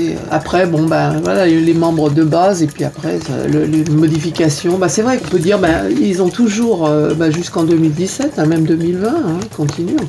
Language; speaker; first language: French; native; French